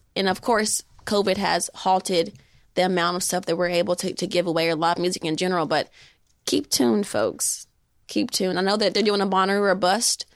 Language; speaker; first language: English; native; English